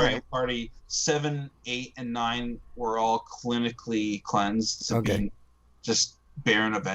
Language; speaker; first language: English; native; English